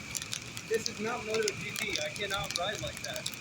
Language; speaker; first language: English; native; English